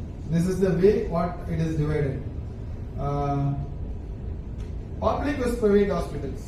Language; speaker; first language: English; non-native, local second language; Tamil